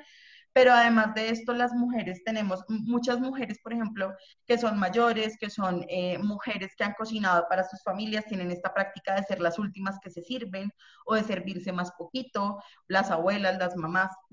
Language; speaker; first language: Spanish; native; Spanish